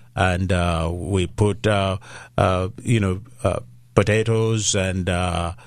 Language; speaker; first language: English; non-native, local second language; Ganda